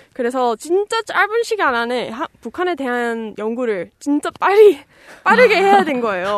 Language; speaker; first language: Korean; non-native, fluent; English